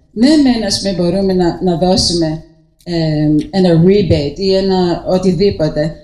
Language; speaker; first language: Greek; early bilingual, heritage; Greek